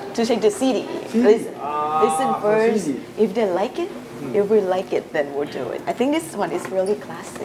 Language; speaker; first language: English; non-native, fluent; Thai